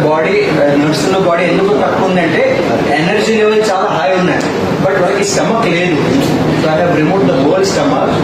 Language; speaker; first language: Telugu; non-native, fluent; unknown